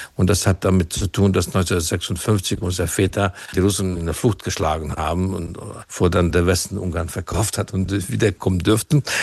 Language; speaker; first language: German; non-native, fluent; Hungarian